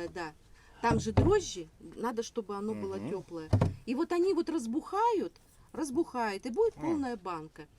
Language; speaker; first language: Russian; native; Russian